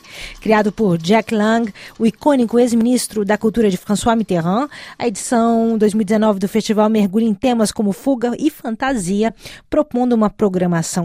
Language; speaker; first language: Portuguese; native; Portuguese